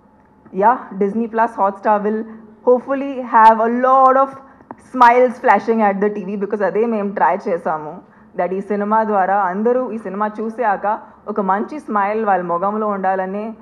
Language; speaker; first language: Telugu; non-native, fluent; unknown